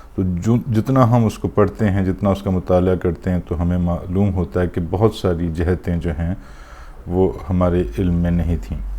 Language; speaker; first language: Urdu; non-native, local second language; Pashto